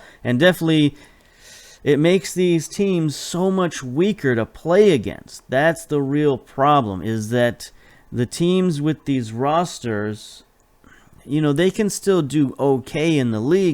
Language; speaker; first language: English; native; English